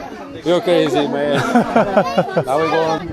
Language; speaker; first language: English; non-native, learner; Russian